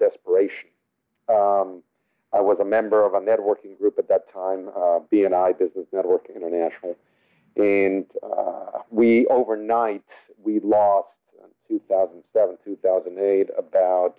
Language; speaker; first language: English; non-native, fluent; Spanish